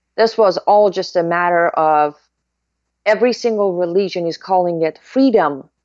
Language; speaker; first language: English; non-native, fluent; Persian